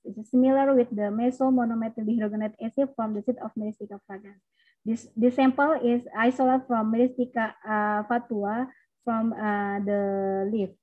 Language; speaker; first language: English; non-native, learner; Indonesian